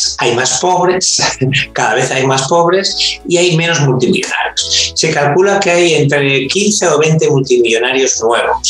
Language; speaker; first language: Spanish; native; Spanish